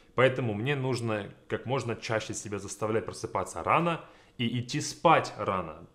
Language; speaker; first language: Russian; native; Russian